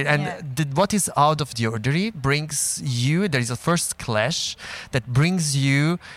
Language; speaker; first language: English; non-native, fluent; Italian